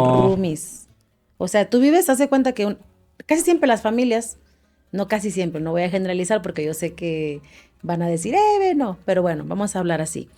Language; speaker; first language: Spanish; native; Spanish